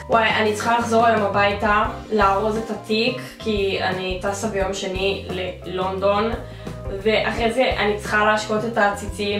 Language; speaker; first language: Hebrew; native; Hebrew